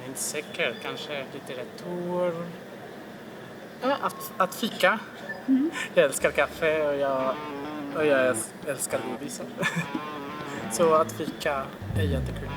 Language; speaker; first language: Swedish; non-native, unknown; Spanish